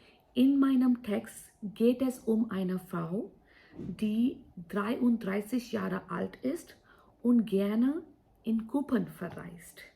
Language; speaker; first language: German; non-native, fluent; Hindi